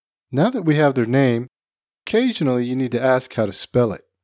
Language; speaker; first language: English; native; English